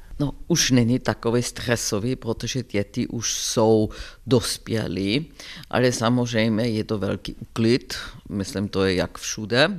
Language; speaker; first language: Czech; non-native, fluent; German